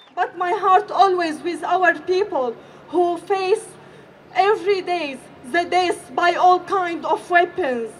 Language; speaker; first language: English; non-native, fluent; Arabic